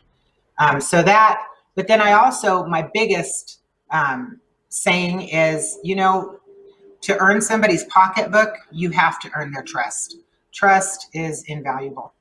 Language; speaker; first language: English; early bilingual, other home language; Spanish